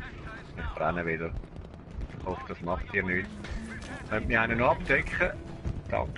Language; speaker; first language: German; native; German